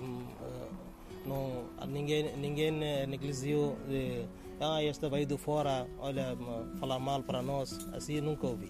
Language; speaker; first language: Portuguese; non-native, learner; Bangla